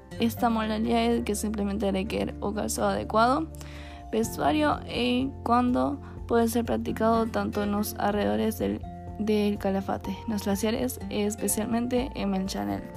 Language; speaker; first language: Spanish; non-native, learner; Portuguese